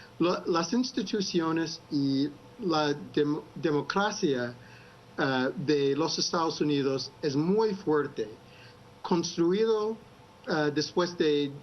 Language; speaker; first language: Spanish; non-native, fluent; English